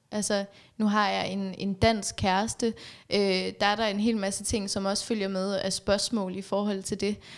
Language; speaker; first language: Danish; early bilingual, other home language; Persian